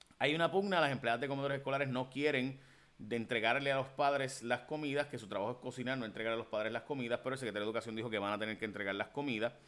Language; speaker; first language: Spanish; early bilingual, heritage; Spanish